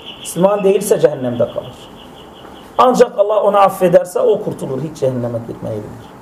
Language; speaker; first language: Turkish; non-native, fluent; Arabic